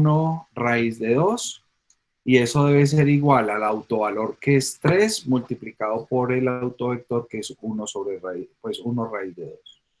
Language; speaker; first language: Spanish; native; Spanish